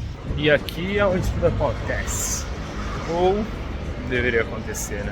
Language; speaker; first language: Portuguese; native; Portuguese